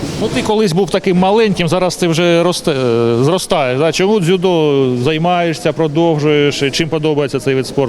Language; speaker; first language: Ukrainian; native; Ukrainian